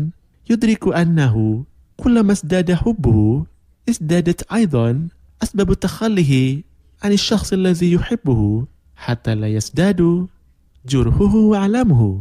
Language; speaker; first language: Arabic; non-native, fluent; Indonesian